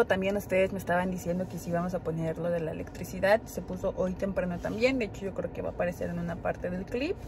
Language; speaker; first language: Spanish; native; Spanish